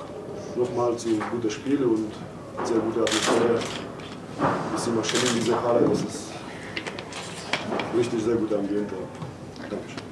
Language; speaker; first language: German; non-native, fluent; Polish